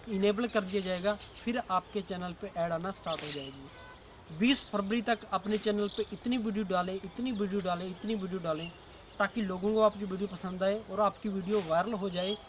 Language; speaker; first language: Hindi; non-native, local second language; Punjabi